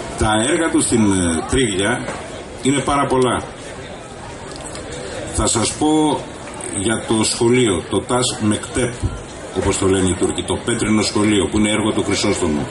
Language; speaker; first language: Greek; native; Greek